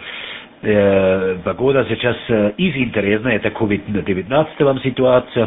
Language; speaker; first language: Russian; non-native, learner; German